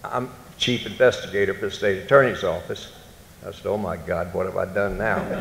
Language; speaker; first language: English; native; English